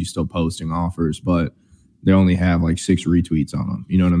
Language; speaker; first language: English; native; English